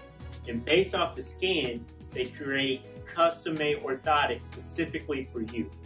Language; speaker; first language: English; native; English